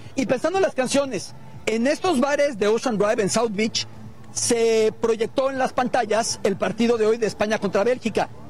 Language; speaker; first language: Spanish; native; Spanish